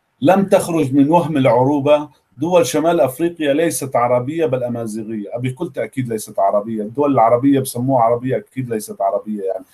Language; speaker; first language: Arabic; native; Arabic